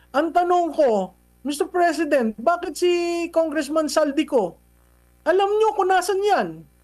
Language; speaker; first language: Filipino; native; Filipino